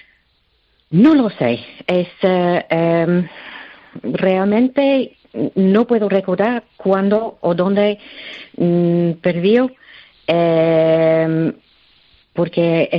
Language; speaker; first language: Spanish; non-native, learner; English